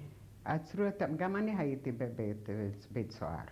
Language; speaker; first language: Hebrew; non-native, fluent; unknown